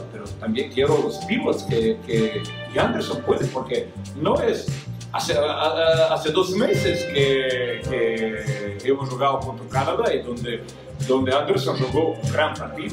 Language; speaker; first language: Spanish; non-native, fluent; Croatian